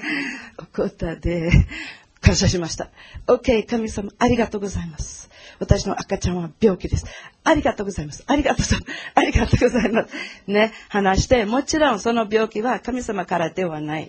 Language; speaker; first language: Japanese; non-native, learner; Portuguese